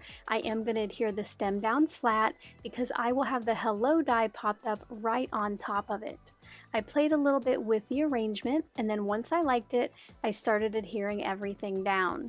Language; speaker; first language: English; native; English